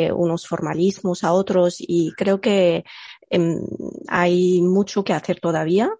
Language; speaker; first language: Spanish; non-native, fluent; Arabic